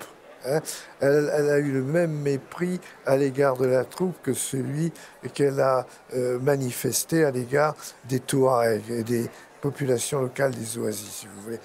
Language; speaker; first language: French; native; French